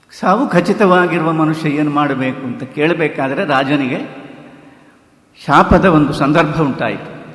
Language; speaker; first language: Kannada; non-native, local second language; Tulu